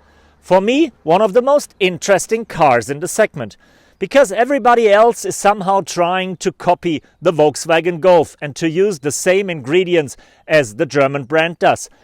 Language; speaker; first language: English; non-native, fluent; German